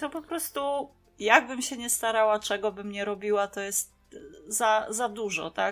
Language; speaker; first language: Polish; native; Polish